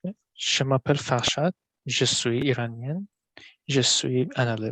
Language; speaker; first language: French; non-native, learner; Persian